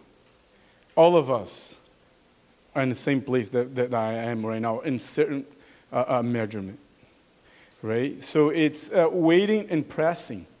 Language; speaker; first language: English; non-native, learner; Portuguese